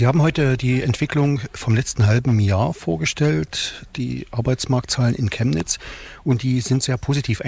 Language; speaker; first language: German; native; German